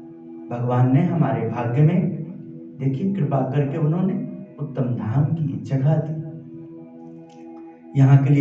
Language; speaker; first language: Hindi; native; Hindi